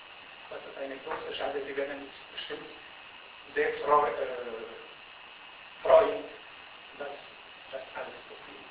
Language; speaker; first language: German; non-native, learner; Polish